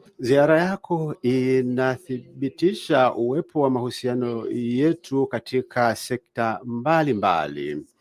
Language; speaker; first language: Swahili; native; Swahili